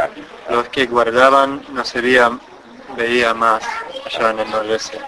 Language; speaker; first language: Spanish; non-native, fluent; English